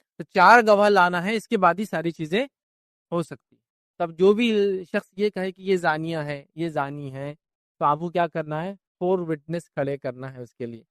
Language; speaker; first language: Urdu; native; Urdu